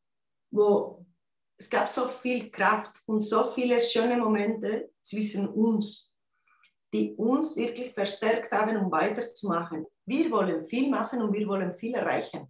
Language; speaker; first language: German; non-native, fluent; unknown